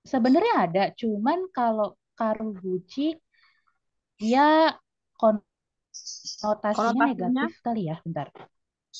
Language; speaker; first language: Indonesian; native; Indonesian